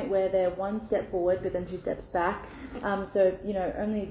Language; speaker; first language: English; native; English